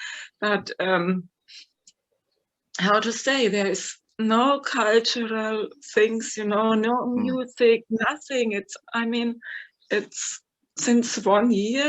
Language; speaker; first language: English; non-native, fluent; German